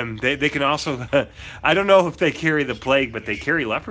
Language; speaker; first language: English; native; English